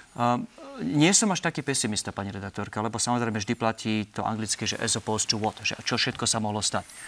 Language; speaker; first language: Slovak; native; Slovak